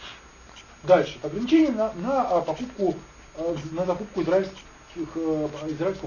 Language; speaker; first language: Russian; native; Russian